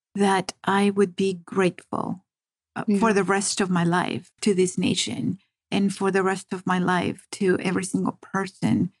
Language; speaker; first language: English; early bilingual, other home language; Spanish